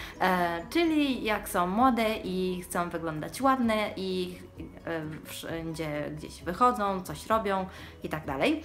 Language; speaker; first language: Polish; early bilingual, heritage; Polish